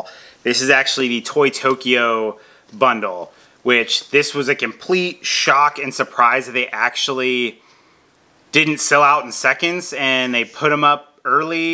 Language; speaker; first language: English; native; English